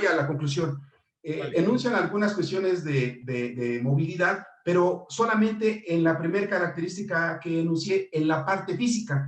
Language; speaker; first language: Spanish; native; Spanish